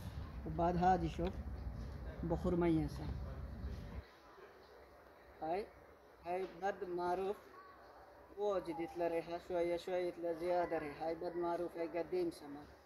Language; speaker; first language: Arabic; non-native, learner; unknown